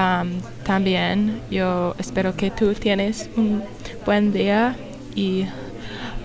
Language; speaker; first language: Spanish; non-native, learner; English